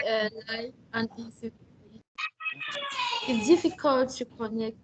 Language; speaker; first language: English; non-native, learner; French